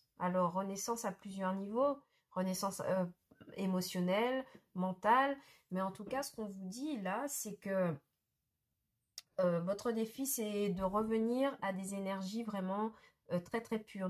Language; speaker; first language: French; native; French